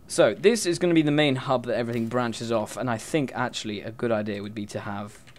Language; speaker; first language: English; native; English